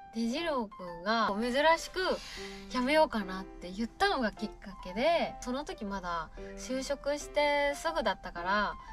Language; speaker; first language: Japanese; non-native, fluent; Vietnamese